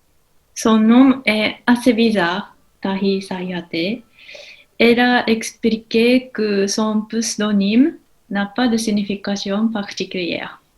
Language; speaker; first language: French; non-native, learner; Japanese